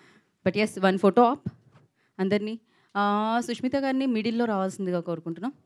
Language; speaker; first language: Telugu; native; Telugu